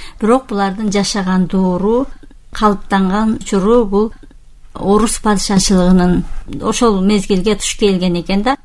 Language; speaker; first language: Kyrgyz; native; Kyrgyz